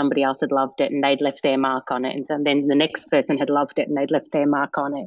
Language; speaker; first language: English; native; English